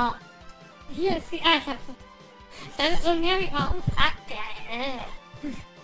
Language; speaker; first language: German; early bilingual, other home language; Japanese